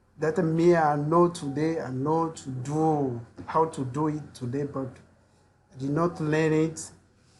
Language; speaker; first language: English; non-native, learner; French